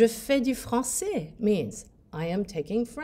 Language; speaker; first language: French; non-native, fluent; English